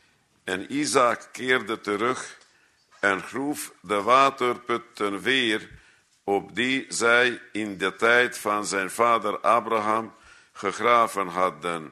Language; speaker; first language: Dutch; non-native, fluent; Hungarian